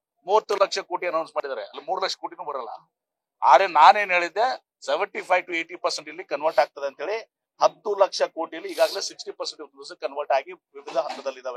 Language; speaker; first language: Kannada; native; Kannada